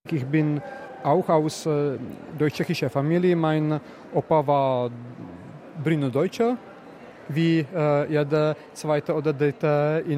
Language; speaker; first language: German; non-native, learner; Czech